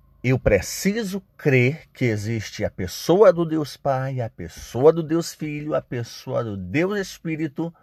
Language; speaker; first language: Portuguese; native; Portuguese